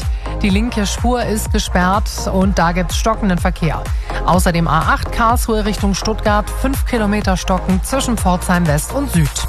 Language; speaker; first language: German; native; German